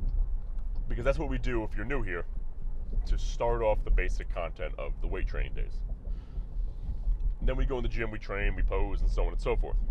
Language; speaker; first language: English; native; English